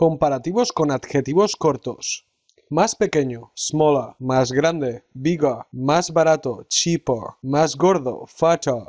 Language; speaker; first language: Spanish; native; Spanish